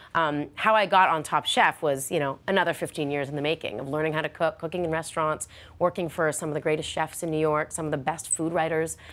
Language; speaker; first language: English; native; English